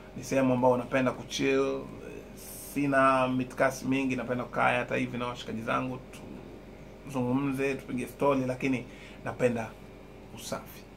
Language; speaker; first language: Swahili; native; Swahili